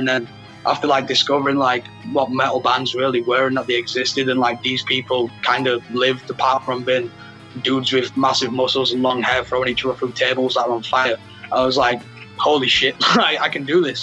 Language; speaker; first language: English; native; English